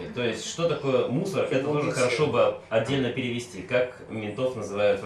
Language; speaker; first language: Russian; native; Russian